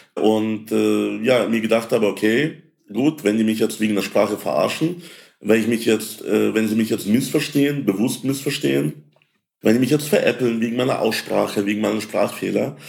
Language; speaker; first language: German; early bilingual, other home language; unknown